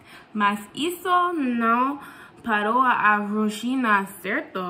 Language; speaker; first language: Portuguese; non-native, learner; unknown